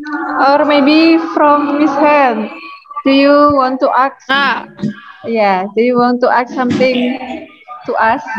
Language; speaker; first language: English; non-native, learner; Indonesian